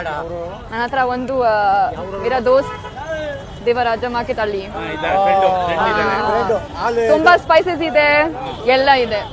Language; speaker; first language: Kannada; non-native, learner; Hindi